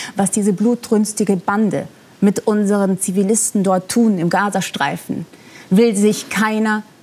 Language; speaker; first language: German; non-native, fluent; Persian